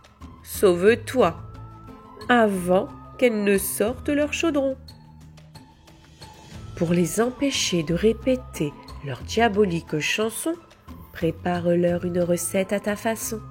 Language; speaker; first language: French; native; French